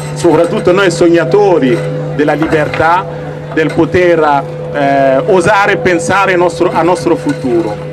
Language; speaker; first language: Italian; non-native, fluent; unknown